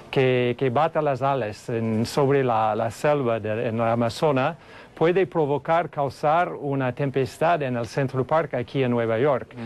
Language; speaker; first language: Spanish; non-native, fluent; English